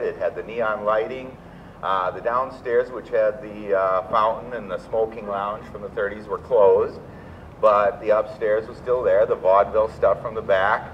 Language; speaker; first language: English; native; English